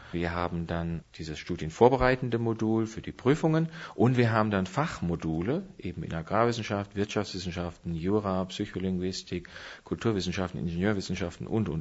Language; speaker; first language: German; native; German